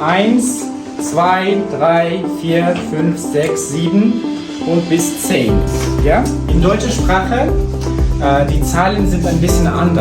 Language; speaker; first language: German; non-native, fluent; Kyrgyz